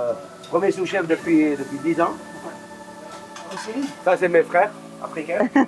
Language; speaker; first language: French; native; French